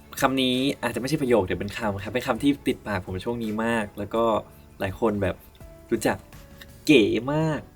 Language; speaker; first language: Thai; native; Thai